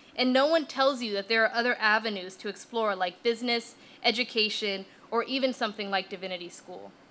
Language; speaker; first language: English; native; English